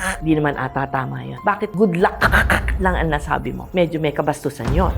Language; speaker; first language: Filipino; native; Filipino